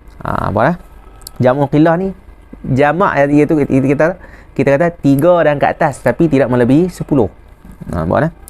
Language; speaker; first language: Malay; native; Malay